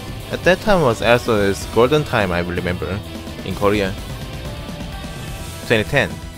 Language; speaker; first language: English; non-native, learner; Korean